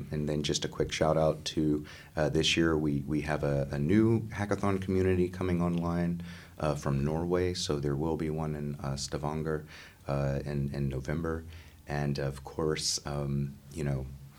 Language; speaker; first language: English; native; English